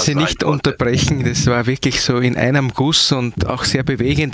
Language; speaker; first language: German; native; German